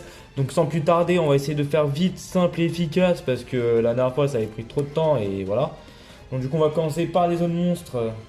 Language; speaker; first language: French; native; French